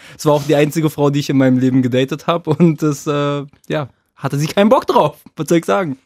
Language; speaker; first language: German; early bilingual, other home language; Arabic